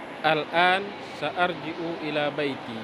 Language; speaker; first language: Arabic; non-native, learner; Indonesian